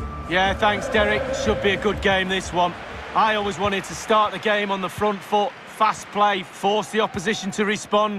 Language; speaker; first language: English; native; English